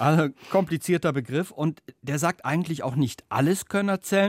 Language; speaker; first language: German; native; German